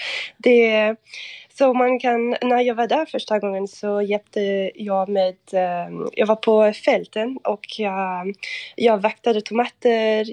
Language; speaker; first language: Swedish; non-native, fluent; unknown